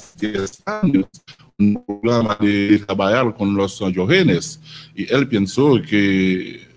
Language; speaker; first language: Spanish; non-native, learner; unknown